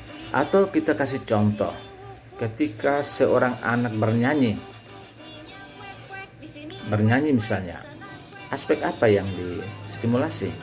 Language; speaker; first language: Indonesian; native; Indonesian